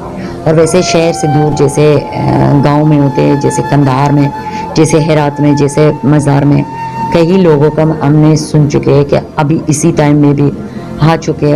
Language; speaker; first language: Hindi; non-native, fluent; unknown